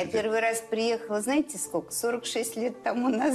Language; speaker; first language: Russian; native; Russian